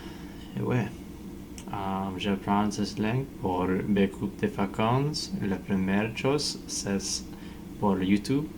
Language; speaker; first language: French; non-native, learner; English